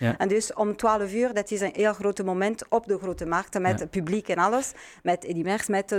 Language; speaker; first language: Dutch; non-native, learner; French